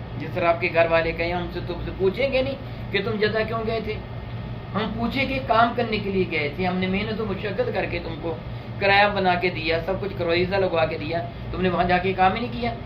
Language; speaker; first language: Urdu; non-native, local second language; Punjabi